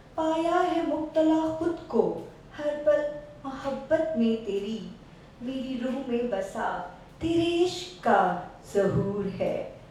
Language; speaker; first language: Urdu; non-native, local second language; Saraiki